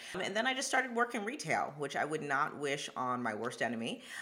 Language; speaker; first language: English; early bilingual, other home language; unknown